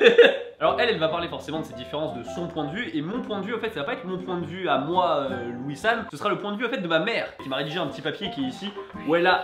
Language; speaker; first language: French; native; French